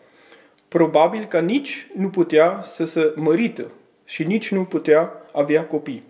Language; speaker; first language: Romanian; early bilingual, heritage; Romanian